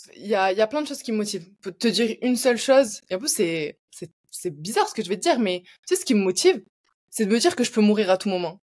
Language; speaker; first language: French; native; French